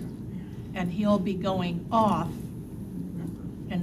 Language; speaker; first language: English; native; English